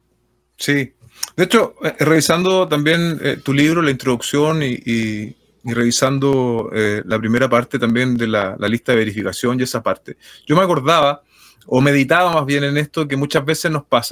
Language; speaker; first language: Spanish; native; Spanish